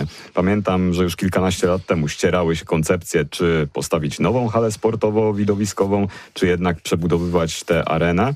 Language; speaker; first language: Polish; native; Polish